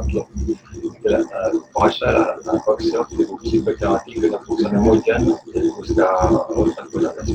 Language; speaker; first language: Spanish; non-native, learner; French